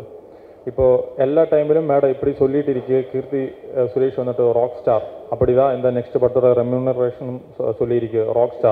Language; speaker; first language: Tamil; non-native, learner; Malayalam